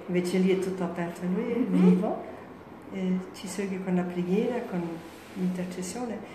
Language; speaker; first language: Italian; non-native, fluent; German